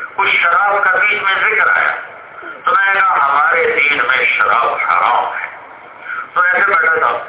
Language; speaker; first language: Urdu; non-native, local second language; Punjabi